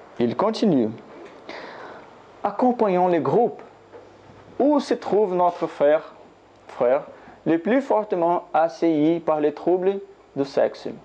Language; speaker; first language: French; non-native, learner; Portuguese